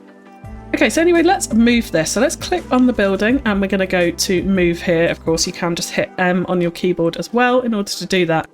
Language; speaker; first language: English; native; English